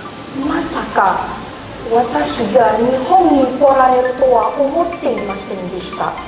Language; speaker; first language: Japanese; non-native, learner; Indonesian